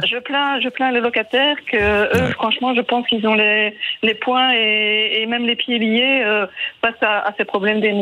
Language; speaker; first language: French; native; French